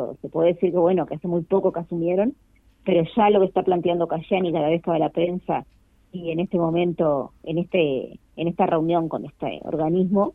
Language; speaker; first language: Spanish; native; Spanish